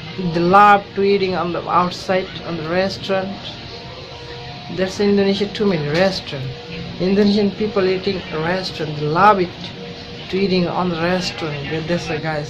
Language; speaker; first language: English; non-native, learner; Bangla